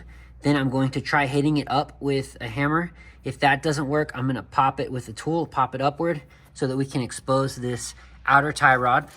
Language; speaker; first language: English; native; English